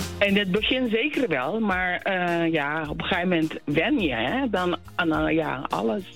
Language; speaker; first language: Dutch; non-native, local second language; Papiamento